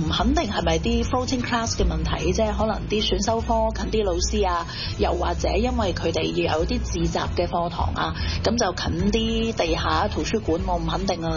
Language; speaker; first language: Chinese; native; Chinese